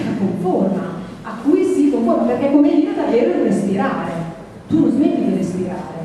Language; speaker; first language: Italian; native; Italian